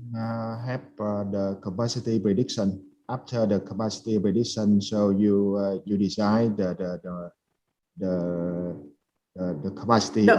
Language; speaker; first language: English; non-native, fluent; Vietnamese